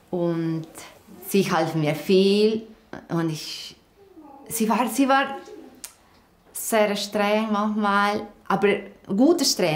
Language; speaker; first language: German; non-native, fluent; Spanish